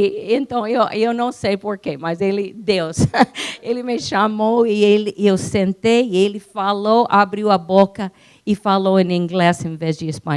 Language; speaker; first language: Portuguese; non-native, fluent; English